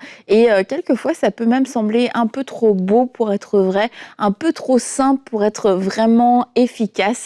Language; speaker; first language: French; native; French